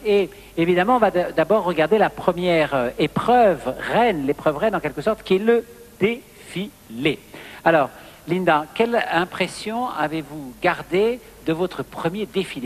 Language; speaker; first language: French; native; French